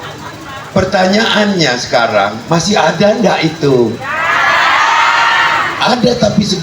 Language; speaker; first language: Indonesian; non-native, local second language; Javanese